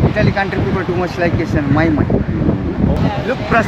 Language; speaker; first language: English; non-native, learner; Sinhala